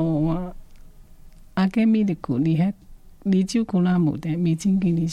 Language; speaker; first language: Japanese; non-native, fluent; Chinese